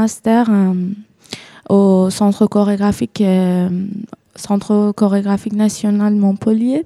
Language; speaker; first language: French; non-native, learner; Persian